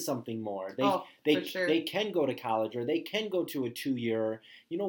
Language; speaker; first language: English; native; English